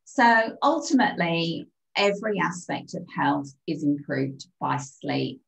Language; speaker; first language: English; native; English